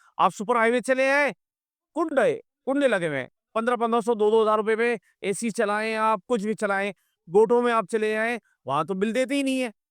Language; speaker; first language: Urdu; native; Urdu